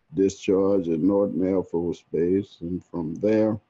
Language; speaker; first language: English; native; English